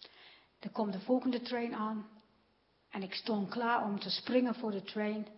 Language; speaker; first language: Dutch; non-native, fluent; English